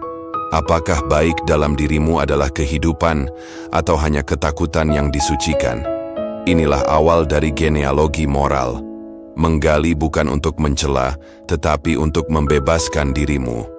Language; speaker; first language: Indonesian; native; Indonesian